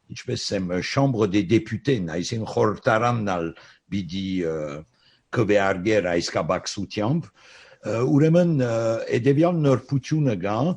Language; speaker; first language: Armenian; early bilingual, heritage; Armenian